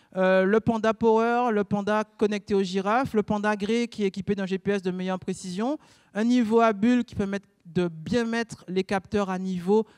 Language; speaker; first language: French; native; French